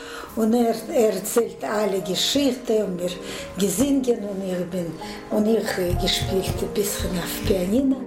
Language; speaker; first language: German; non-native, learner; Russian